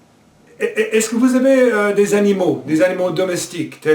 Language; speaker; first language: French; non-native, fluent; English